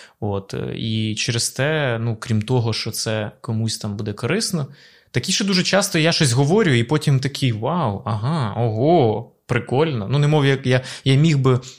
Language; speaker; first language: Ukrainian; native; Ukrainian